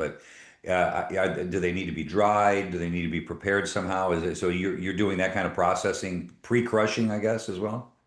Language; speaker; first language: English; native; English